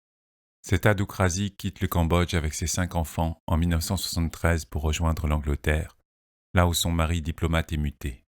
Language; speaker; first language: French; native; French